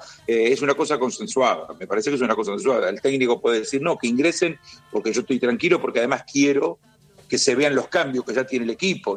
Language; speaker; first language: Spanish; native; Spanish